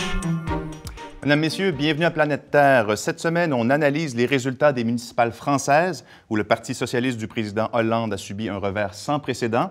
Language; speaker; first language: French; native; French